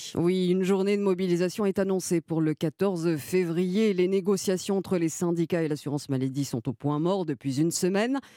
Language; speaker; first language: French; native; French